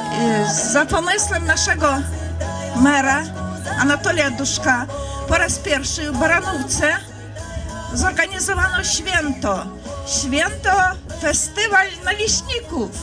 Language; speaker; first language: Polish; non-native, fluent; Ukrainian